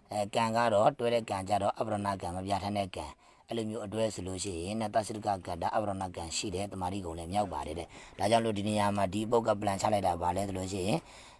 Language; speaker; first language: Burmese; native; Burmese